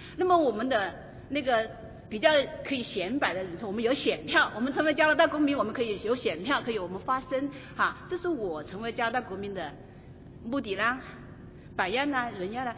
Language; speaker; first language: Chinese; native; Chinese